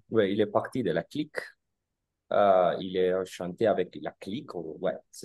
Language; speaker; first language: French; non-native, learner; Spanish